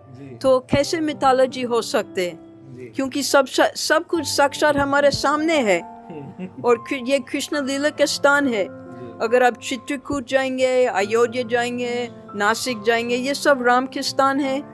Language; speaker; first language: Hindi; non-native, fluent; English